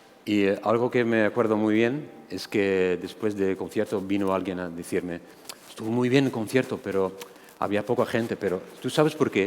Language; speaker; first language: Spanish; non-native, fluent; Dutch